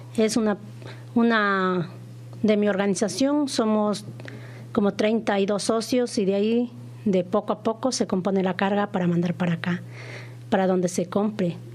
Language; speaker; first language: Spanish; native; Spanish